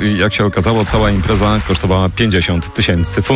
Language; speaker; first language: Polish; native; Polish